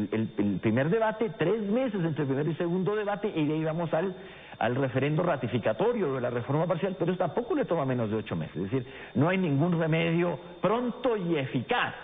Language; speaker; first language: Spanish; native; Spanish